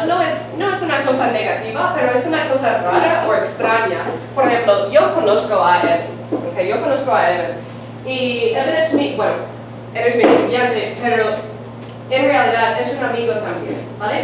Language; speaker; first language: Spanish; non-native, fluent; English